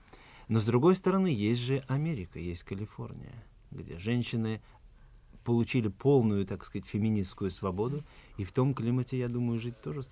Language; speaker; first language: Russian; native; Russian